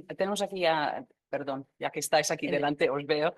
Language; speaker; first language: Spanish; non-native, fluent; English